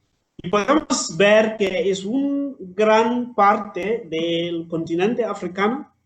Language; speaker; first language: Spanish; non-native, fluent; Southern Sotho